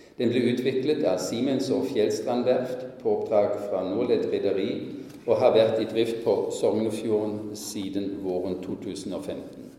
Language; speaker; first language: Norwegian; non-native, fluent; German